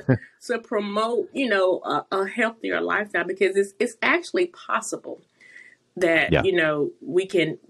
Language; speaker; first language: English; native; English